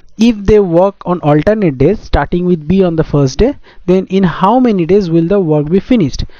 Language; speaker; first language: English; non-native, local second language; Bangla